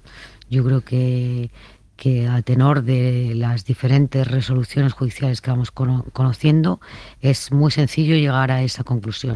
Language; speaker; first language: Spanish; native; Spanish